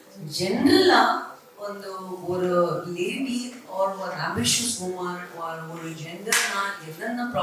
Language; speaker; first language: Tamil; non-native, learner; Malayalam